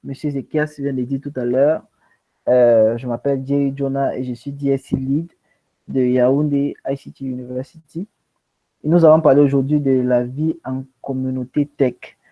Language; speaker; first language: French; non-native, local second language; English